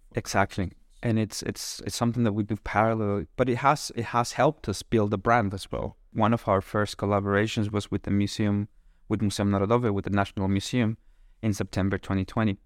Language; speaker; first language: English; non-native, fluent; Spanish